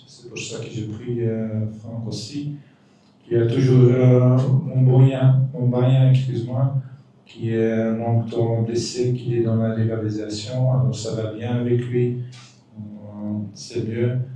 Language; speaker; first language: French; non-native, fluent; Dutch